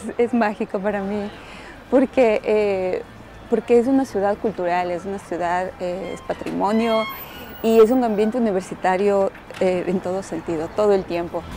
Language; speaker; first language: Spanish; native; Spanish